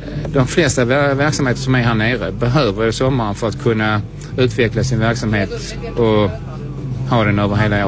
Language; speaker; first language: Swedish; native; Swedish